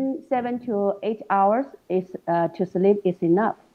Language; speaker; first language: English; non-native, learner; Chinese